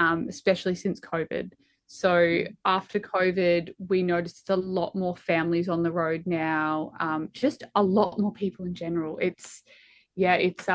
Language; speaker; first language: English; native; English